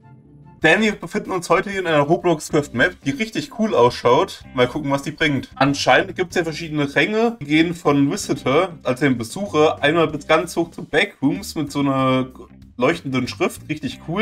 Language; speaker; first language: German; native; German